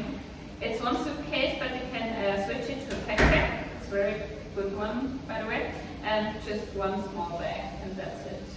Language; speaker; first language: English; non-native, fluent; Swiss German